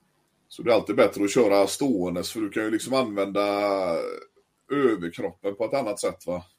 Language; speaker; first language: Swedish; native; Swedish